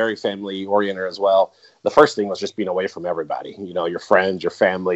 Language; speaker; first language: English; non-native, fluent; Italian